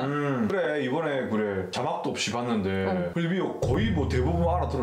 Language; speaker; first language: Korean; native; Korean